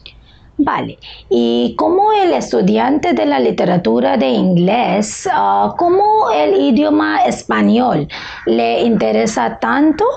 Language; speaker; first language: Spanish; non-native, learner; Bangla